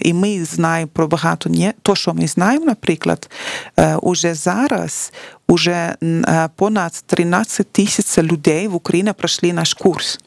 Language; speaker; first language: Ukrainian; non-native, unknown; Dutch